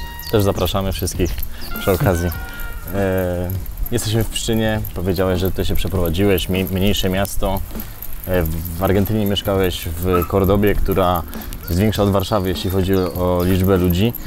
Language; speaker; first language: Polish; native; Polish